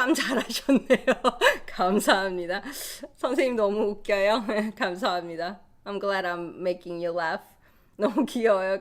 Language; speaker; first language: Korean; native; Korean